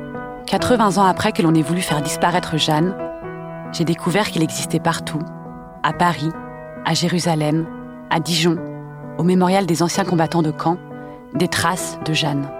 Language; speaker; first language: French; native; French